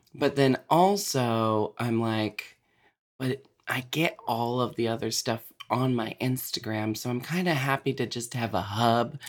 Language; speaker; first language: English; native; English